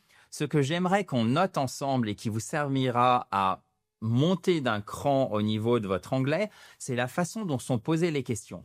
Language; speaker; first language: French; native; French